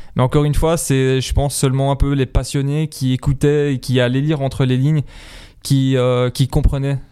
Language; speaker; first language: French; native; French